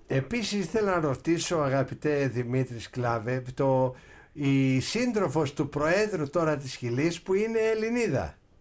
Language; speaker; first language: Greek; native; Greek